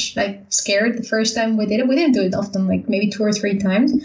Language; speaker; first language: English; non-native, fluent; Spanish